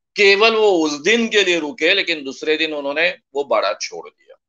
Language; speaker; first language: Hindi; non-native, local second language; Marathi